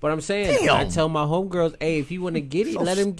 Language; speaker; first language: English; native; English